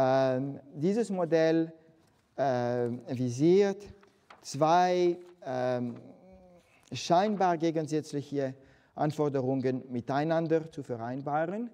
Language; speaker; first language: German; non-native, fluent; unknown